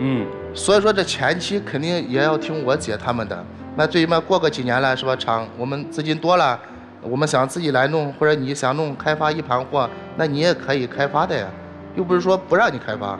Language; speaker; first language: Chinese; native; Chinese